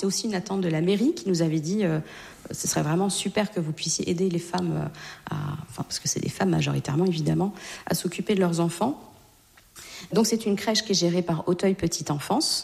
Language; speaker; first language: French; native; French